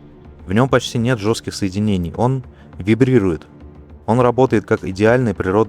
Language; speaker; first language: Russian; native; Russian